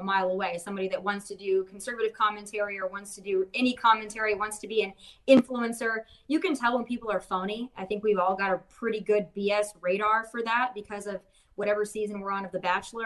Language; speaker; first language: English; native; English